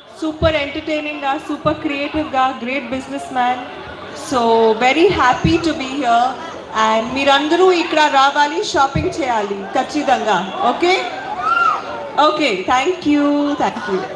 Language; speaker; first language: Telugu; non-native, local second language; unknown